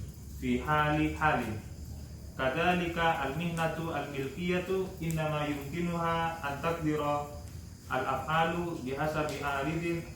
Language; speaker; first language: Arabic; non-native, learner; Indonesian